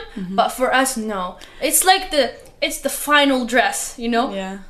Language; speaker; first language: English; non-native, learner; Arabic